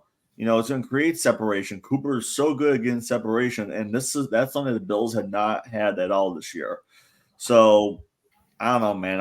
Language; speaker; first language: English; native; English